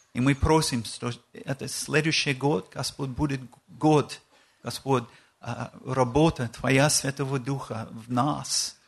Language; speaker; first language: Russian; non-native, learner; English